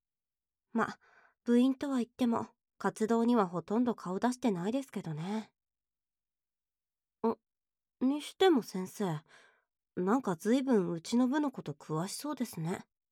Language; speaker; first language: Japanese; native; Japanese